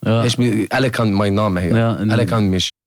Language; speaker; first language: German; non-native, learner; Arabic